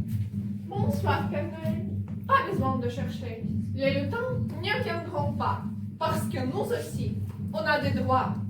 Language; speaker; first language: French; non-native, fluent; Ukrainian